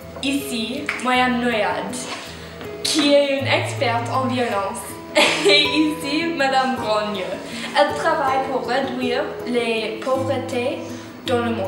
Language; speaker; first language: French; non-native, learner; English